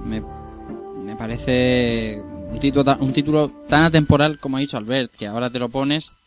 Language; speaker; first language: Spanish; native; Spanish